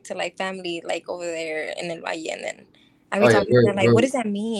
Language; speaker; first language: English; native; English